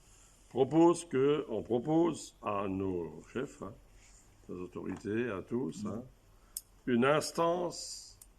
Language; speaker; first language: French; native; French